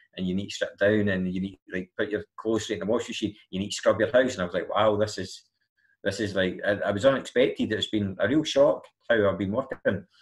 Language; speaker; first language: English; native; English